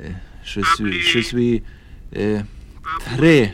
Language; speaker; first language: French; non-native, learner; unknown